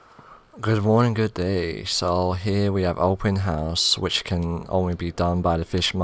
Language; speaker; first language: English; native; English